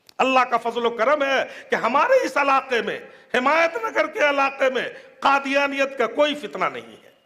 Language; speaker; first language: Urdu; native; Urdu